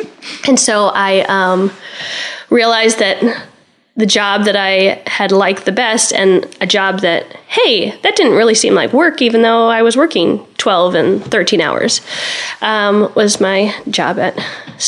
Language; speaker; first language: English; native; English